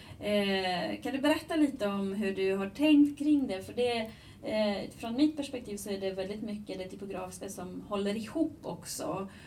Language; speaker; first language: Swedish; non-native, fluent; Romanian